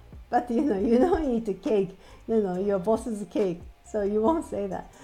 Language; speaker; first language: English; non-native, fluent; Japanese